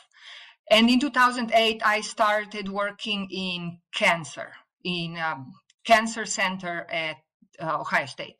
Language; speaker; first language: English; non-native, fluent; Slovenian